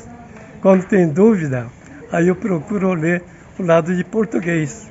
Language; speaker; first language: Portuguese; non-native, fluent; Japanese